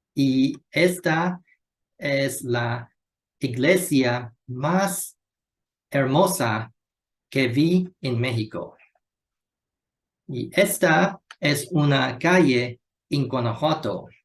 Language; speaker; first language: Spanish; non-native, learner; Chinese